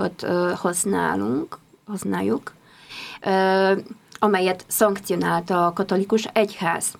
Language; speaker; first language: Hungarian; non-native, fluent; Polish